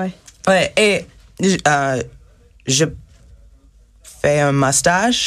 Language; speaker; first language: French; non-native, learner; English